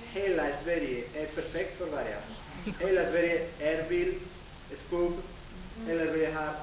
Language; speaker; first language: Swedish; non-native, learner; Spanish